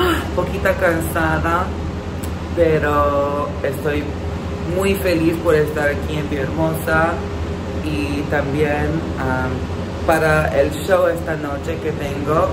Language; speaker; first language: Spanish; early bilingual, heritage; English